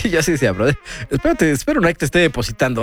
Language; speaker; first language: Spanish; native; Spanish